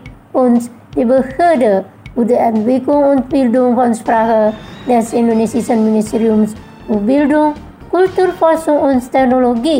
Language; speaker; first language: German; non-native, fluent; Indonesian